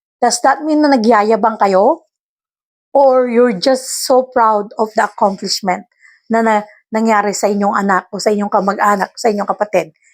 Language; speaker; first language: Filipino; non-native, local second language; Iloko